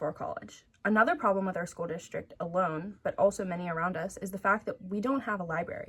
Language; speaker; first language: English; native; English